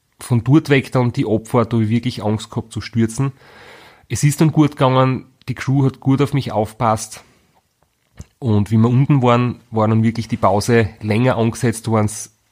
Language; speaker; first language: German; native; German